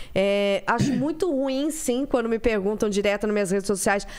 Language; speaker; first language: Portuguese; native; Portuguese